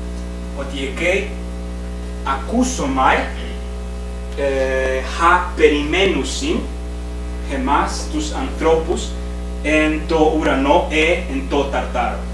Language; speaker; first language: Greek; non-native, fluent; Spanish